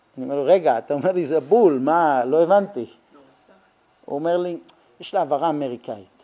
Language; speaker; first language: Hebrew; native; Hebrew